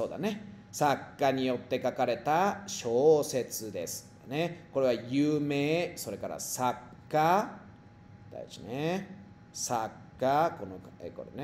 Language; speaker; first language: Japanese; non-native, fluent; Spanish